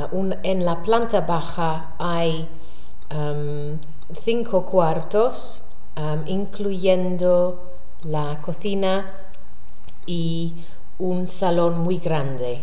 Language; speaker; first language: Spanish; non-native, learner; English